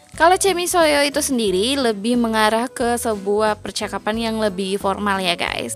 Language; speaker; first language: Indonesian; native; Indonesian